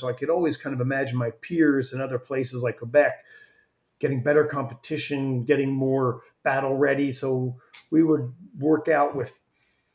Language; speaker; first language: English; native; English